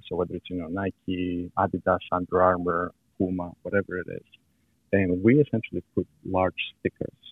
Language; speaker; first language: English; non-native, fluent; Serbian